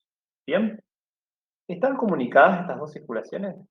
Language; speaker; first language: Spanish; native; Spanish